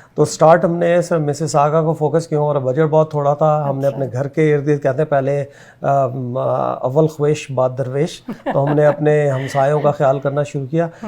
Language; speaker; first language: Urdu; non-native, local second language; Pashto